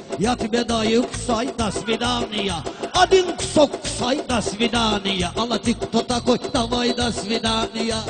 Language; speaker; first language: Russian; non-native, learner; Azerbaijani